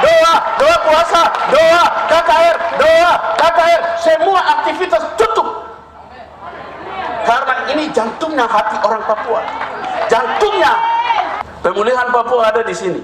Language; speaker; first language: Indonesian; non-native, local second language; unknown